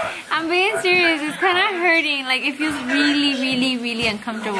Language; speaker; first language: English; early bilingual, other home language; Spanish